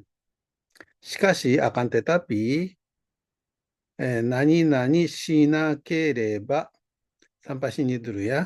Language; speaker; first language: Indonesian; non-native, fluent; Japanese